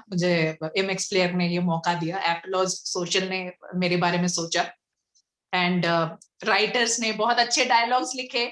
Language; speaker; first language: Hindi; non-native, local second language; Bangla